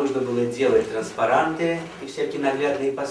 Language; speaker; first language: Russian; native; Russian